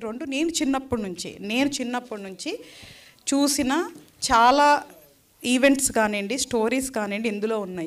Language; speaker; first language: Telugu; native; Telugu